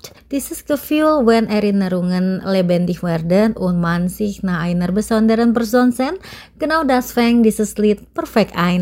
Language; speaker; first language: German; non-native, fluent; Indonesian